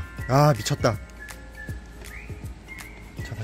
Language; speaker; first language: Korean; native; Korean